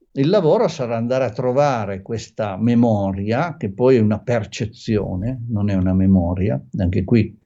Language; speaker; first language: Italian; native; Italian